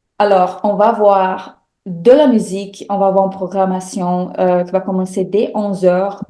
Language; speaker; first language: French; non-native, fluent; Portuguese